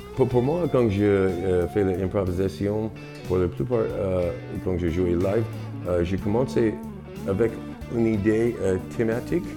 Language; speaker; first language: French; non-native, fluent; English